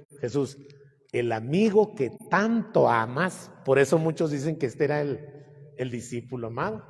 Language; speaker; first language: Spanish; native; Spanish